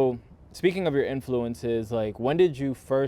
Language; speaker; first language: English; native; English